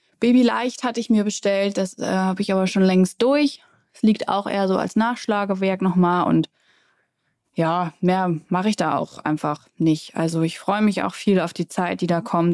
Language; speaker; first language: German; native; German